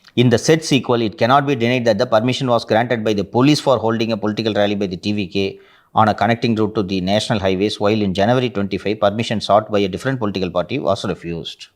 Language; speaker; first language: English; non-native, local second language; Tamil